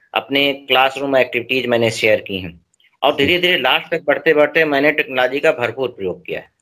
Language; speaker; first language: Hindi; native; Hindi